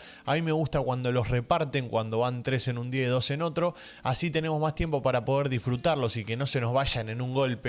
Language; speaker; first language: Spanish; native; Spanish